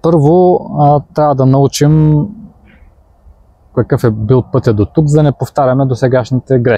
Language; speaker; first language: Bulgarian; native; Bulgarian